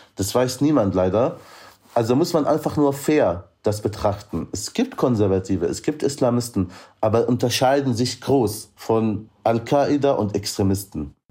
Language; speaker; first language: German; non-native, fluent; Arabic